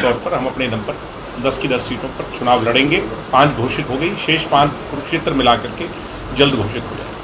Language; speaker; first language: Hindi; native; Hindi